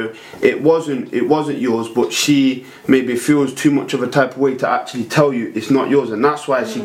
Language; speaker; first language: English; native; English